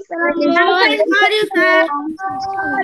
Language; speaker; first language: English; non-native, learner; Bangla